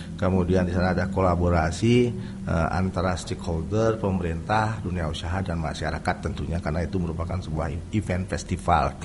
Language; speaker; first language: Indonesian; non-native, local second language; Balinese